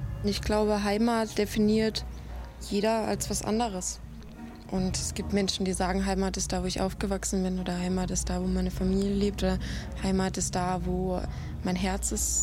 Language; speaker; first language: German; native; German